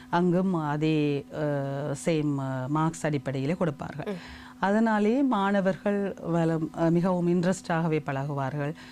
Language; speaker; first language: Tamil; native; Tamil